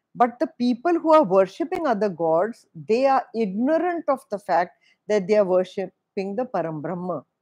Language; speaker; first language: English; non-native, local second language; Hindi